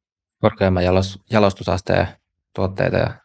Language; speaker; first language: Finnish; native; Finnish